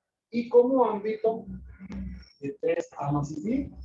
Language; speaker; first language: Spanish; native; Spanish